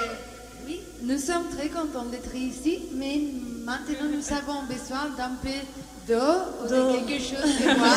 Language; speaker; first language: French; non-native, learner; Spanish